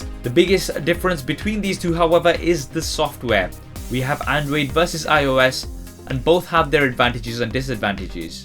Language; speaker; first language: English; native; English